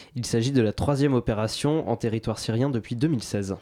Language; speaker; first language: French; native; French